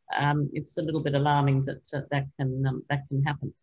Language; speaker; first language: English; native; English